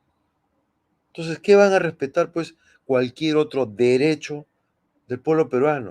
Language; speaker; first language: Spanish; native; Spanish